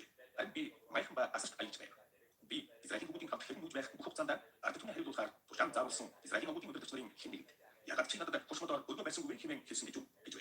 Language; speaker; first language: Mongolian; native; Mongolian